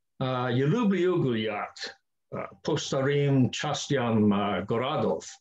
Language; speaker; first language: Russian; non-native, learner; English